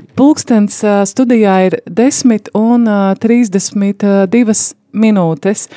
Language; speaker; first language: Latvian; native; Latvian